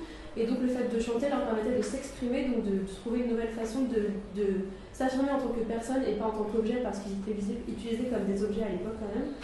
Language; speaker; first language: French; native; French